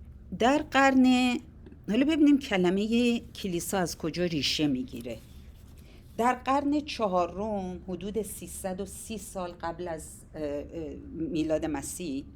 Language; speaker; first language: Persian; native; Persian